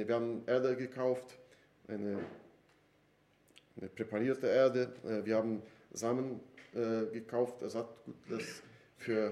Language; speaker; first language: German; non-native, fluent; Portuguese